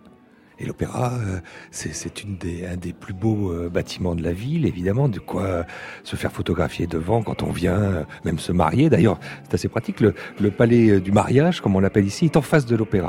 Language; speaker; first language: French; native; French